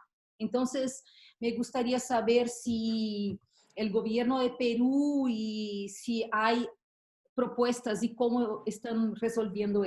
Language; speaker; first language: Spanish; non-native, fluent; Portuguese